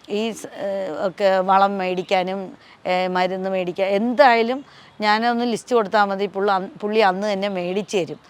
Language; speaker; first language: Malayalam; non-native, local second language; Tamil